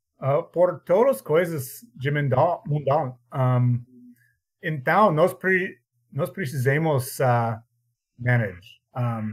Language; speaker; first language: Portuguese; non-native, learner; English